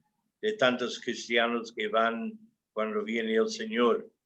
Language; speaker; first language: Spanish; non-native, fluent; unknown